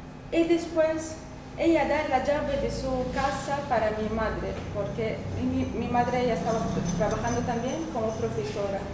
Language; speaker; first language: Spanish; non-native, learner; Arabic